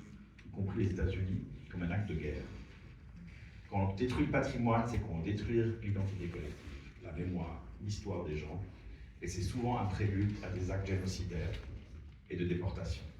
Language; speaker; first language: French; native; French